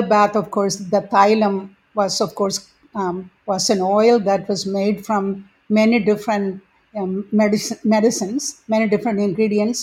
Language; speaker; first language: English; non-native, local second language; Malayalam